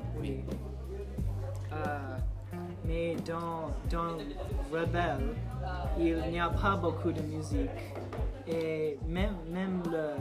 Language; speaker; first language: French; non-native, learner; English